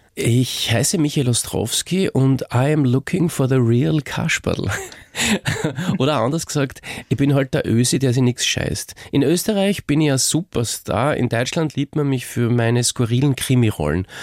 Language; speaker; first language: German; native; German